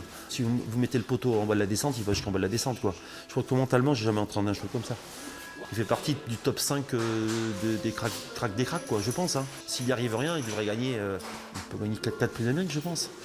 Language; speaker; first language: French; native; French